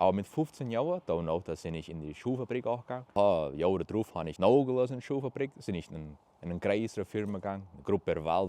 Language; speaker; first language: German; early bilingual, heritage; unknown